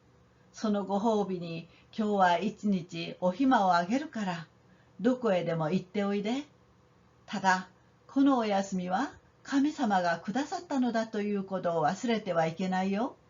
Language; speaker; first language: Japanese; non-native, fluent; Korean